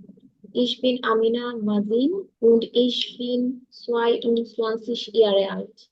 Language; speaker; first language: German; non-native, learner; Bangla